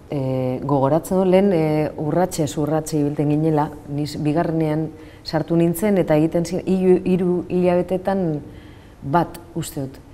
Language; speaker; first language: Basque; non-native, local second language; Spanish